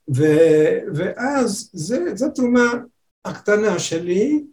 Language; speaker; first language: Hebrew; non-native, fluent; Spanish